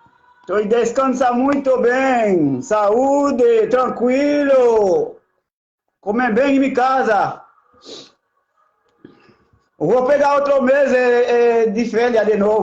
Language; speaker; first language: Portuguese; non-native, learner; Haitian Creole